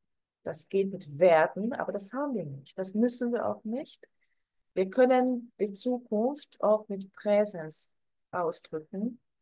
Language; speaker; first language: German; non-native, fluent; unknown